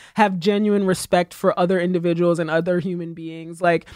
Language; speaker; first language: English; early bilingual, other home language; Haitian Creole